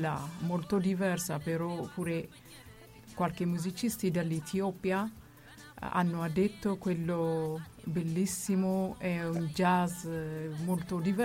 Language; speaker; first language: Italian; non-native, learner; Amharic